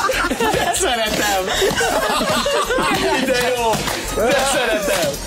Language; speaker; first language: Hungarian; non-native, learner; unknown